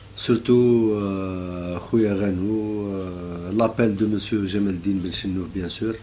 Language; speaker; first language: French; non-native, local second language; Arabic